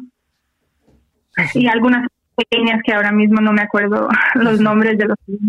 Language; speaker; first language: Spanish; non-native, fluent; Portuguese